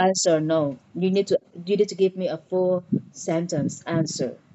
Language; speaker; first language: English; non-native, fluent; Vietnamese